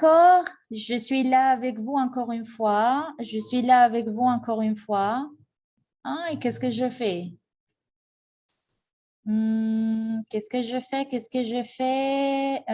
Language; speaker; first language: French; non-native, fluent; Spanish